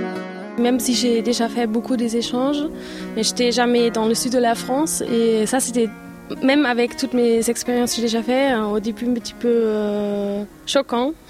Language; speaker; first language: French; non-native, fluent; German